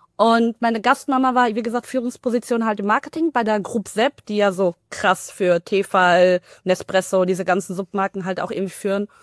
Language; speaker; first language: German; early bilingual, other home language; Tamil